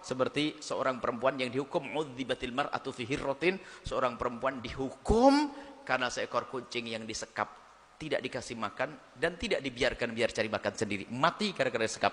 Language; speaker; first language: Indonesian; non-native, local second language; Javanese